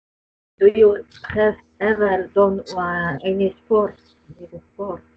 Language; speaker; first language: English; non-native, learner; Spanish